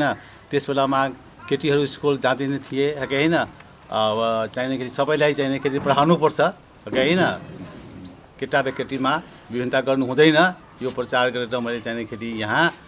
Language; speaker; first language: Nepali; non-native, local second language; Bhojpuri